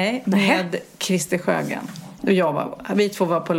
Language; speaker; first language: Swedish; native; Swedish